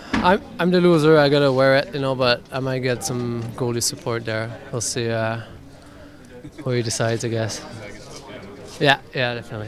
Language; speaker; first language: English; non-native, local second language; French